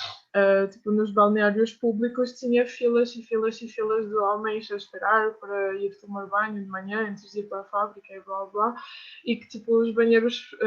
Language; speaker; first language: Portuguese; non-native, fluent; French